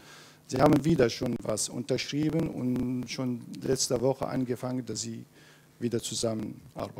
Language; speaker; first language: German; non-native, fluent; Kurdish